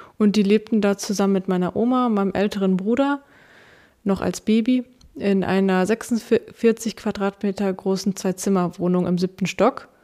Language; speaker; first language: German; early bilingual, other home language; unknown